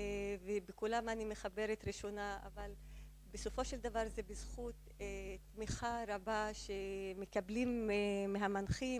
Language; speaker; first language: Hebrew; non-native, local second language; Arabic